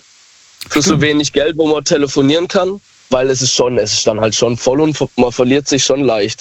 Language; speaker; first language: German; native; German